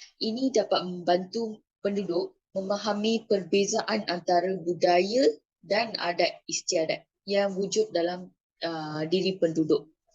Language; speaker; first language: Malay; non-native, local second language; Tamil